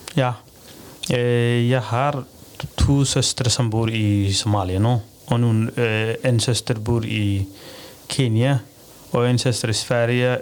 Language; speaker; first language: Norwegian; non-native, fluent; Somali